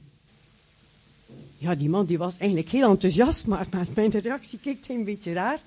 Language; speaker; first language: Dutch; native; Dutch